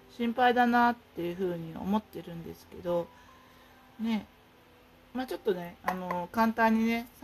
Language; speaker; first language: Japanese; native; Japanese